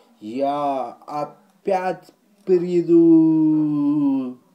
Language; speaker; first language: Russian; early bilingual, heritage; Russian